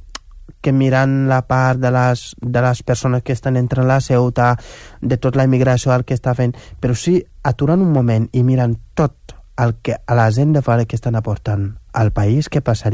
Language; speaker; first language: Catalan; non-native, fluent; Wolof